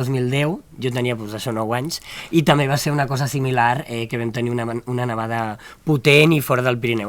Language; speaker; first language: Catalan; native; Catalan